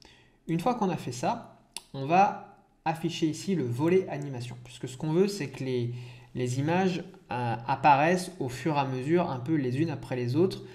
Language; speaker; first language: French; native; French